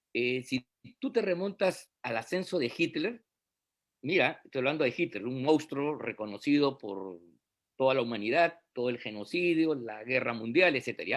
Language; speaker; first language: Spanish; native; Spanish